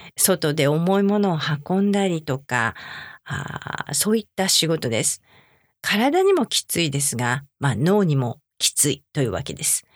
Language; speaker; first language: Japanese; native; Japanese